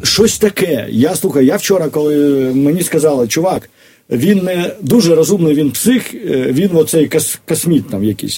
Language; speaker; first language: Ukrainian; native; Ukrainian